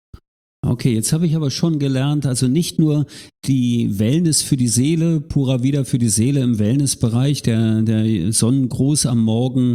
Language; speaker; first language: German; native; German